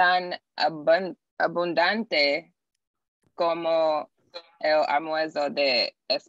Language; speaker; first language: Spanish; non-native, learner; English